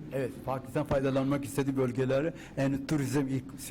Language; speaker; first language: Turkish; non-native, fluent; Urdu